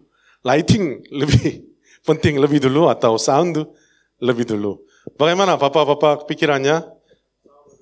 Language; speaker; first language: Indonesian; non-native, learner; Korean